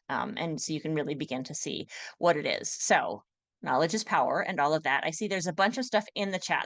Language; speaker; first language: English; native; English